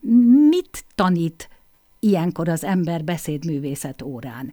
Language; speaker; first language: Hungarian; native; Hungarian